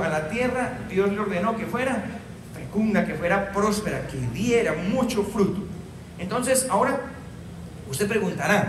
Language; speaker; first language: Spanish; native; Spanish